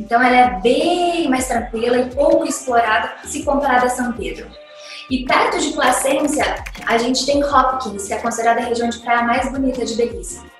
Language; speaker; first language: Portuguese; native; Portuguese